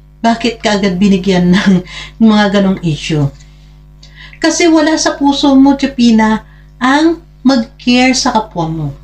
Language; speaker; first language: Filipino; non-native, local second language; Hiligaynon